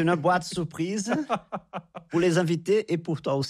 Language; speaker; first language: French; non-native, fluent; Portuguese